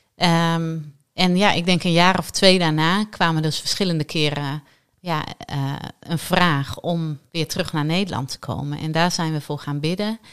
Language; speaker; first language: Dutch; native; Dutch